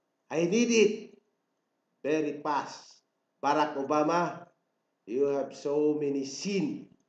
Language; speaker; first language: English; non-native, local second language; Tausug